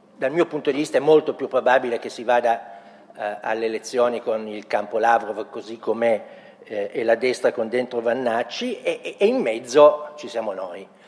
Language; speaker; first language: Italian; native; Italian